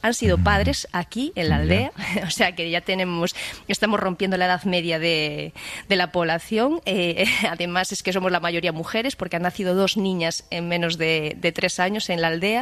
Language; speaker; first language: Spanish; native; Spanish